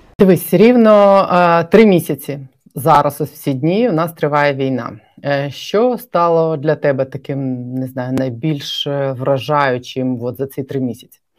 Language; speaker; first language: Ukrainian; native; Ukrainian